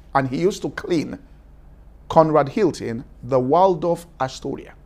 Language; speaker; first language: English; non-native, local second language; Yoruba